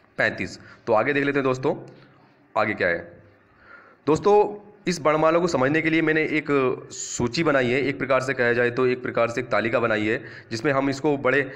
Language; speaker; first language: Hindi; native; Hindi